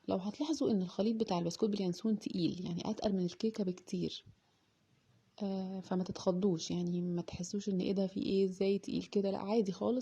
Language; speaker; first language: Arabic; native; Arabic